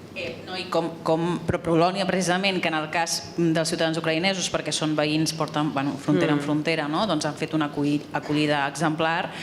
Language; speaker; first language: Catalan; native; Catalan